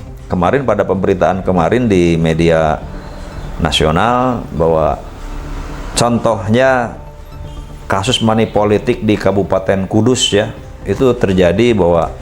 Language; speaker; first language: Indonesian; native; Indonesian